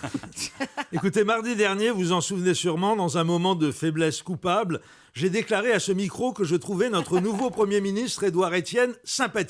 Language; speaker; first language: French; native; French